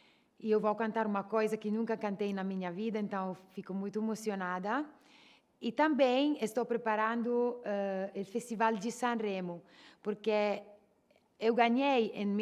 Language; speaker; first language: Portuguese; non-native, learner; Italian